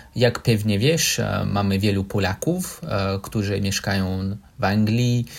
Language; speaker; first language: Polish; non-native, fluent; English